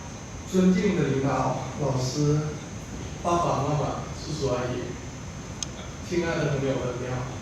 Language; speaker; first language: Chinese; non-native, learner; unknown